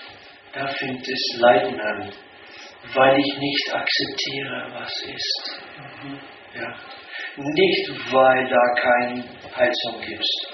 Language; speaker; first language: German; non-native, fluent; Danish